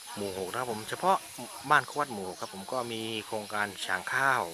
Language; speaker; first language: Thai; native; Thai